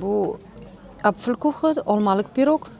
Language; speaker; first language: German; non-native, learner; Uzbek